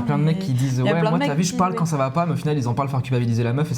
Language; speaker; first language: French; native; French